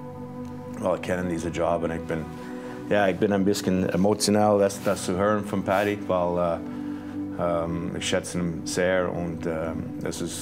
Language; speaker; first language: German; non-native, fluent; English